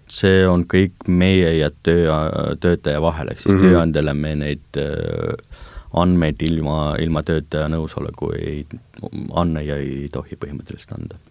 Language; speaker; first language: Estonian; non-native, local second language; Russian